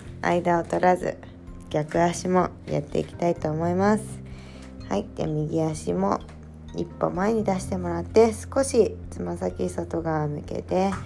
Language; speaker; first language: Japanese; native; Japanese